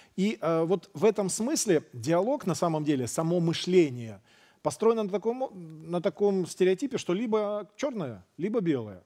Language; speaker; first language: Russian; native; Russian